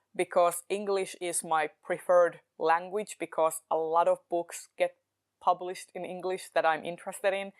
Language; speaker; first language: English; non-native, fluent; Finnish